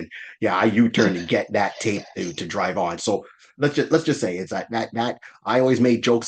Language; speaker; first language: English; native; English